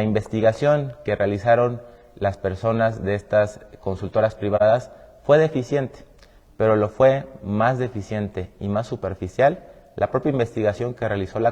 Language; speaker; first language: Spanish; native; Spanish